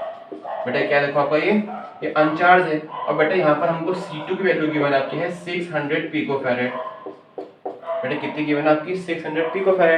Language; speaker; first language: Hindi; native; Hindi